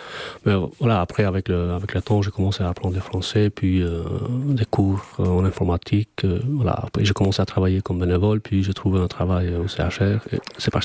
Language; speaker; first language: French; non-native, fluent; Albanian